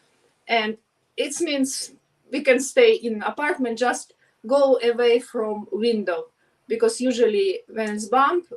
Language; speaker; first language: English; non-native, learner; Ukrainian